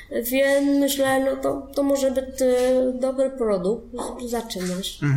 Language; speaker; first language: Polish; non-native, fluent; Vietnamese